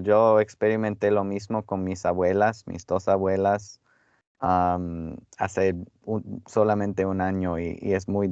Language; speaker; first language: Spanish; non-native, fluent; English